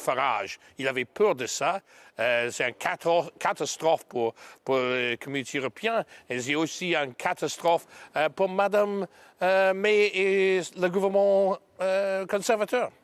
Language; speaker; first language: French; non-native, learner; English